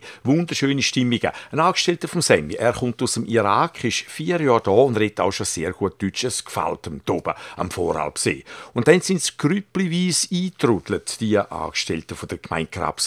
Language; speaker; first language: German; native; German